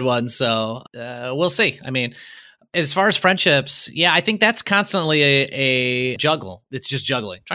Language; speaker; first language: English; early bilingual, other home language; Polish